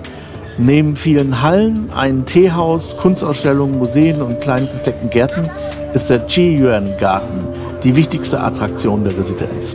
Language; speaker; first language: German; native; German